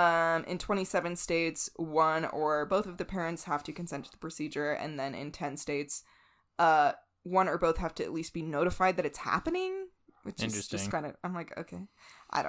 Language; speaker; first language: English; native; English